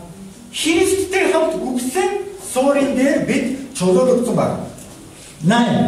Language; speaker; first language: Mongolian; non-native, fluent; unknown